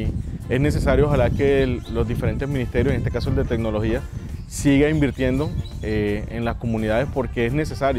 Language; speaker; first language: Spanish; native; Spanish